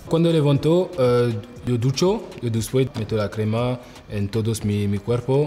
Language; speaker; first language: Spanish; non-native, learner; French